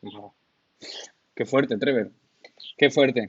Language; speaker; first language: Spanish; native; Spanish